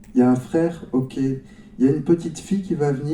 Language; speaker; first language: French; native; French